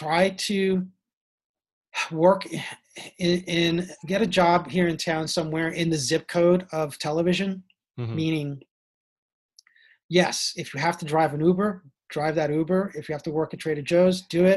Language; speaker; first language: English; native; English